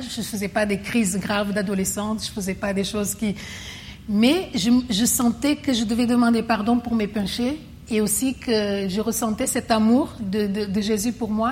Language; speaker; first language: French; non-native, fluent; Portuguese